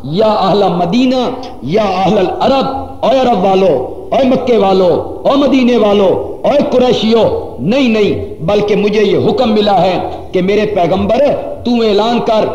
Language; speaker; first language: Urdu; non-native, local second language; Punjabi